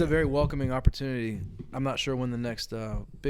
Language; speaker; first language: English; native; English